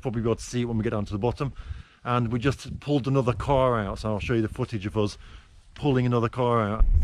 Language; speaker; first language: English; native; English